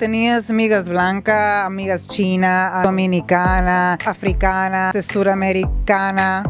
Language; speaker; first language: Spanish; early bilingual, heritage; Spanish